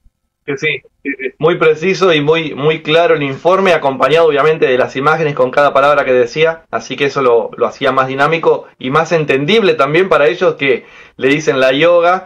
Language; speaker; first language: Spanish; native; Spanish